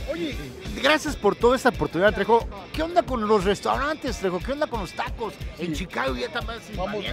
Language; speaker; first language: Spanish; native; Spanish